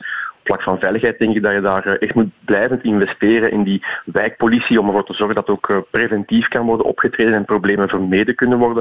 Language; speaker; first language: Dutch; native; Dutch